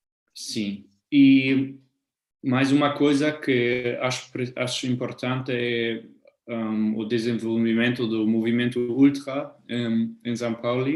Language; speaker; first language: Portuguese; non-native, fluent; German